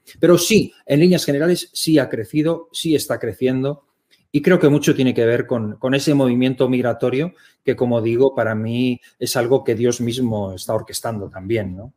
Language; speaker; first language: Spanish; native; Spanish